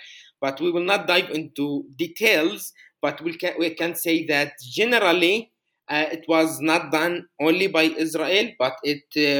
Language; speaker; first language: English; non-native, fluent; Arabic